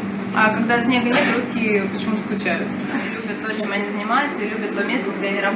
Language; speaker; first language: Russian; native; Russian